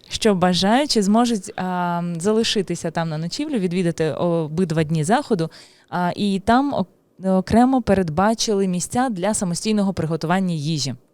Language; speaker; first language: Ukrainian; native; Ukrainian